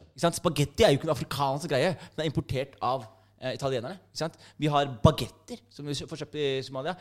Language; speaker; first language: Norwegian; native; Norwegian